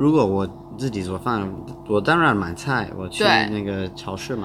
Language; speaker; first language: Chinese; non-native, learner; English